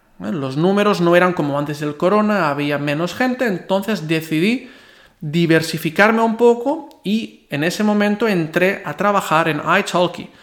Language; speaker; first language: Spanish; non-native, local second language; Catalan